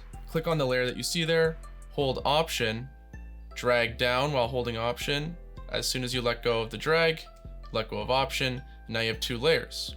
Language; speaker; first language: English; native; English